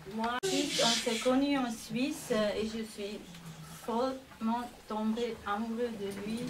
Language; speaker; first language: French; non-native, fluent; German